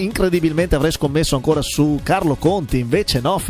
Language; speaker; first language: Italian; native; Italian